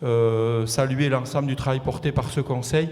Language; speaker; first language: French; native; French